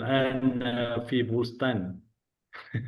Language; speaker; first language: Arabic; non-native, learner; Malay